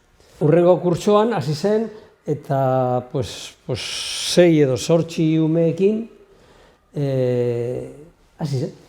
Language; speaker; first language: Basque; non-native, local second language; Spanish